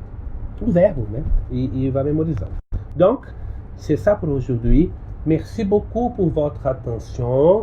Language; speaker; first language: French; non-native, learner; Portuguese